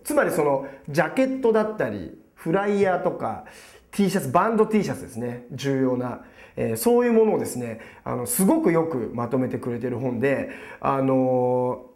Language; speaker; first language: Japanese; native; Japanese